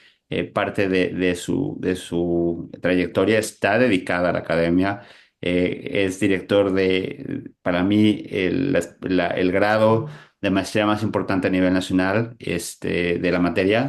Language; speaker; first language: Spanish; native; Spanish